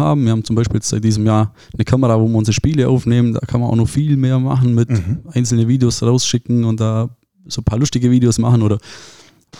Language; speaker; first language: German; native; German